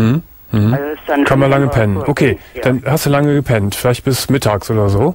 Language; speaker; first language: German; native; German